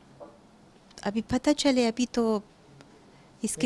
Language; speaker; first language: Hindi; non-native, fluent; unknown